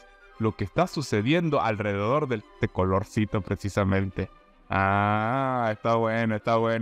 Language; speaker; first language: Spanish; native; Spanish